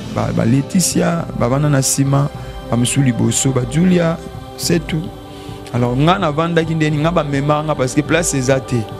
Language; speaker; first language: Lingala; non-native, local second language; Kituba (Democratic Republic of Congo)